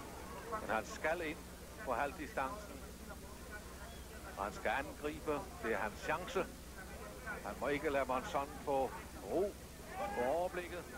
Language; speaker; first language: Danish; native; Danish